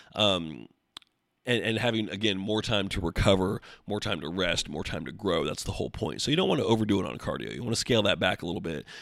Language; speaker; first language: English; native; English